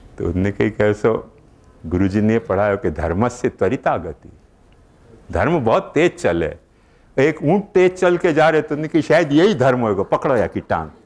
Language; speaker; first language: Hindi; native; Hindi